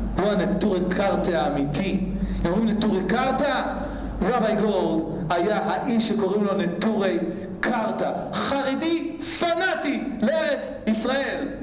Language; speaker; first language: Hebrew; native; Hebrew